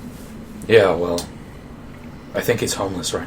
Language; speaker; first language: English; native; English